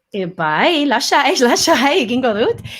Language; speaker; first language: Basque; early bilingual, heritage; English